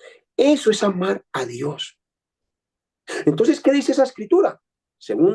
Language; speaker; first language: Spanish; native; Spanish